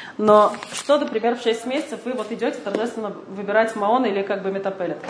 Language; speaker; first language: Russian; early bilingual, heritage; Russian